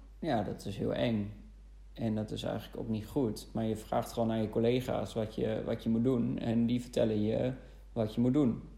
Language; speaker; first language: Dutch; non-native, fluent; German